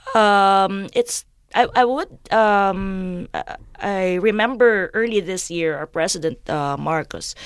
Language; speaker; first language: English; non-native, local second language; Filipino